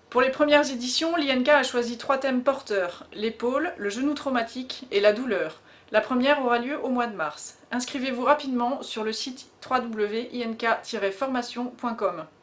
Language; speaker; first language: French; native; French